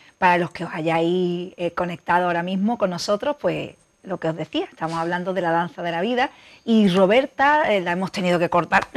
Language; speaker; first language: Spanish; native; Spanish